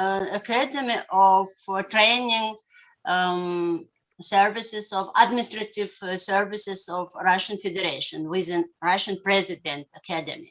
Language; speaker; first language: English; non-native, learner; Russian